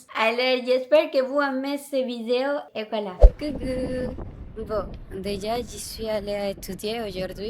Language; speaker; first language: French; non-native, learner; Spanish